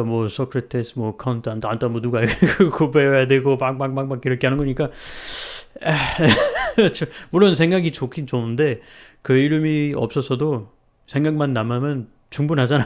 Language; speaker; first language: Korean; non-native, fluent; French